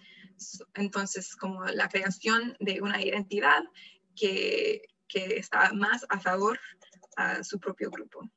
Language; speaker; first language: Spanish; non-native, fluent; English